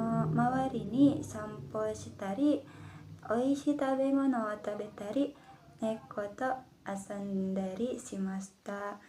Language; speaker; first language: Japanese; non-native, learner; Indonesian